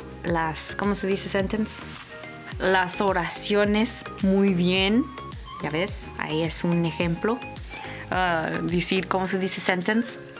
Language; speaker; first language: Spanish; early bilingual, heritage; Spanish